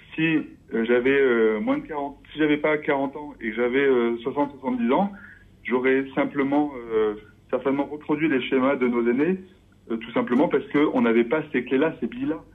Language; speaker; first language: French; native; French